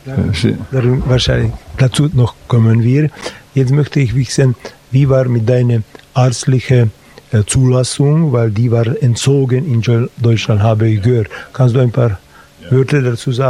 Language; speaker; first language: German; non-native, fluent; Slovak